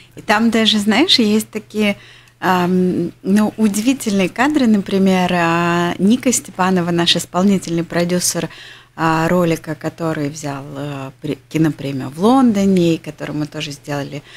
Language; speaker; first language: Russian; native; Russian